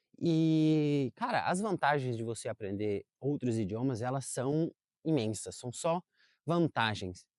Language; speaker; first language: Portuguese; native; Portuguese